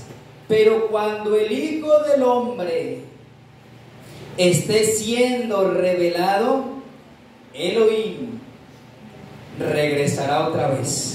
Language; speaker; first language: Spanish; native; Spanish